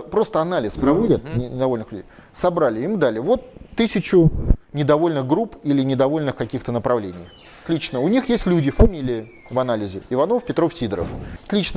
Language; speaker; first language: Russian; native; Russian